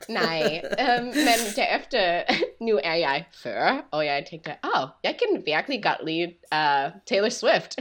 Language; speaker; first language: Danish; non-native, learner; English